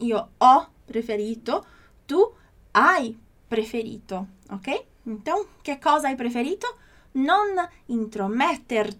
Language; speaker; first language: Italian; non-native, fluent; Portuguese